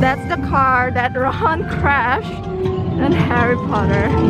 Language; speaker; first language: English; non-native, fluent; Indonesian